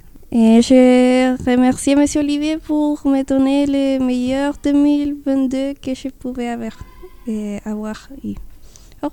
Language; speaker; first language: French; non-native, learner; Spanish